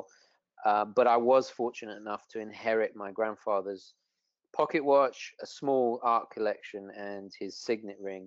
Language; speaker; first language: English; non-native, local second language; Italian